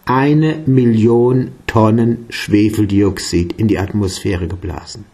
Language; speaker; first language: German; native; German